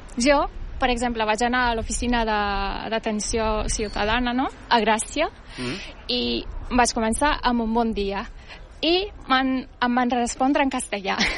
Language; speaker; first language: Catalan; non-native, fluent; Turkish